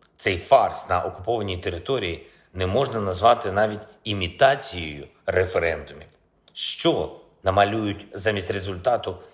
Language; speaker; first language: Ukrainian; non-native, local second language; Russian